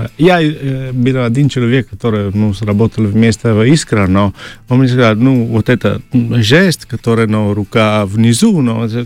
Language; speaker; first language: Russian; non-native, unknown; Italian